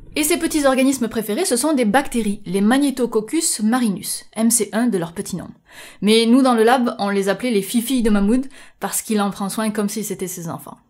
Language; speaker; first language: French; native; French